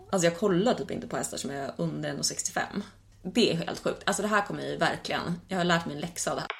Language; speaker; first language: Swedish; native; Swedish